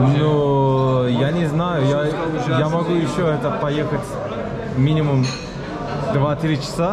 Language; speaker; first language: Russian; non-native, learner; Turkish